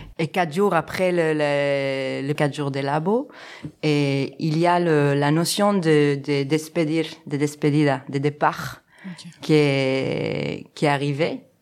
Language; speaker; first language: French; non-native, fluent; Spanish